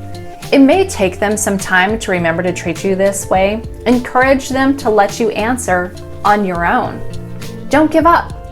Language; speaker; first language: English; native; English